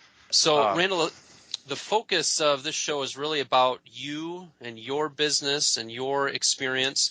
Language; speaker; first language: English; native; English